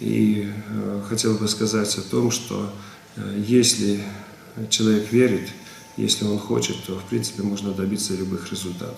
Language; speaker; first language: Russian; native; Russian